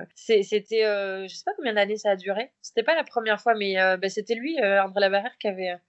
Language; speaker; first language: French; native; French